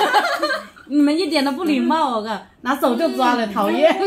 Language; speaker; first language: Chinese; native; Chinese